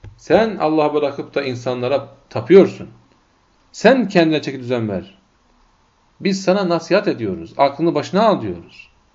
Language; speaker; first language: Turkish; non-native, fluent; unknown